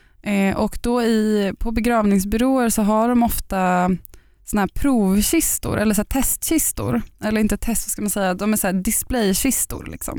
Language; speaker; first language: Swedish; native; Swedish